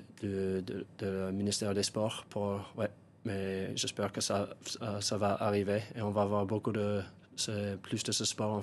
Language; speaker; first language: French; non-native, fluent; English